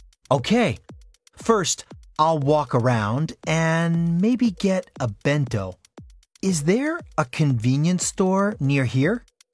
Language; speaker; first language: English; native; English